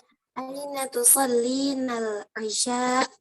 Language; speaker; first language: Arabic; non-native, learner; Indonesian